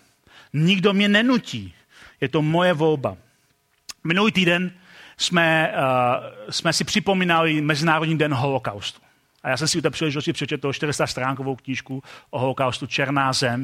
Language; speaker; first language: Czech; native; Czech